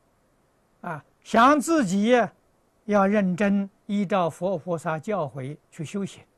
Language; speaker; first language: Chinese; native; Chinese